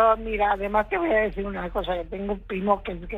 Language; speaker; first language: Spanish; native; Spanish